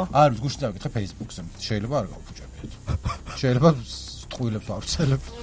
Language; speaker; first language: Georgian; native; Georgian